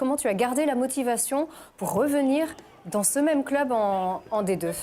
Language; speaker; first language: French; native; French